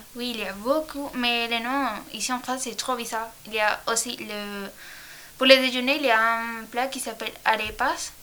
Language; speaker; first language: French; non-native, learner; Spanish